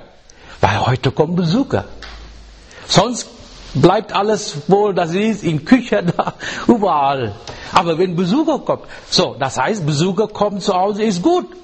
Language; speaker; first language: German; non-native, learner; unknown